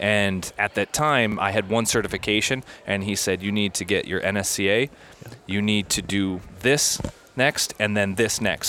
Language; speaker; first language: English; native; English